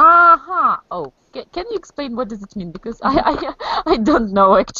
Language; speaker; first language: English; non-native, fluent; Russian